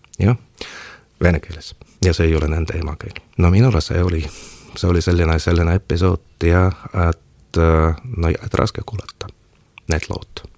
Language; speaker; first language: Estonian; non-native, local second language; Russian